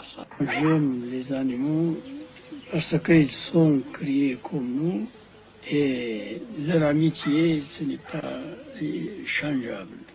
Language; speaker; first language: French; non-native, fluent; Amharic